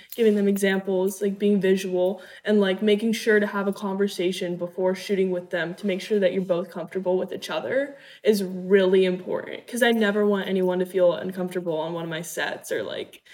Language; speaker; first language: English; native; English